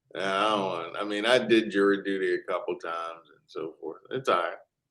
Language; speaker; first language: English; native; English